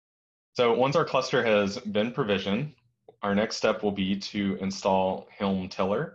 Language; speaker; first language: English; native; English